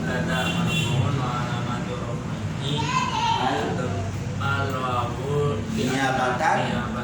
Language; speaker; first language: Arabic; non-native, learner; Indonesian